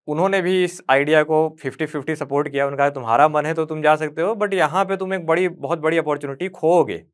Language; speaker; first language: Hindi; native; Hindi